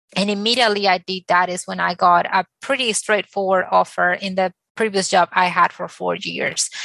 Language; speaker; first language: English; non-native, fluent; Spanish